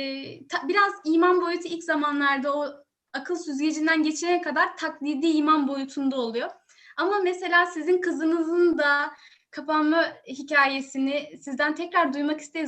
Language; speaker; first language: Turkish; native; Turkish